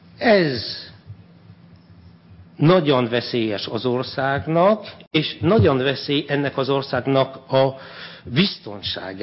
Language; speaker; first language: Hungarian; non-native, fluent; French